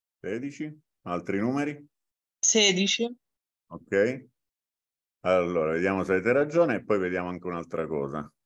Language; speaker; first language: Italian; native; Italian